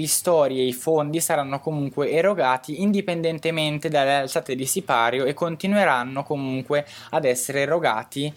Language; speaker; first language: Italian; native; Italian